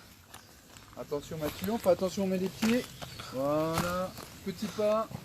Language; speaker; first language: French; native; French